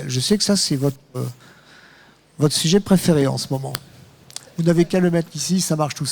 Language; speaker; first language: French; native; French